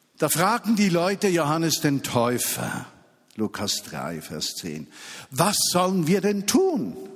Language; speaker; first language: German; native; German